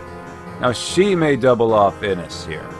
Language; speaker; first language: English; native; English